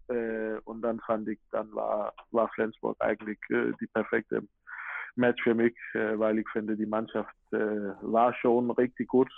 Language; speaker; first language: German; non-native, fluent; Danish